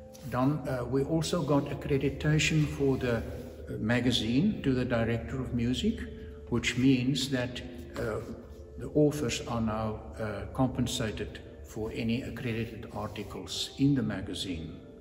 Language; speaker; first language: English; non-native, local second language; Afrikaans